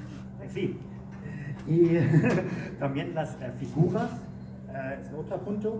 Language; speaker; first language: Spanish; non-native, learner; German